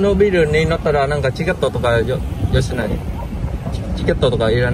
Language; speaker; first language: Japanese; non-native, learner; Vietnamese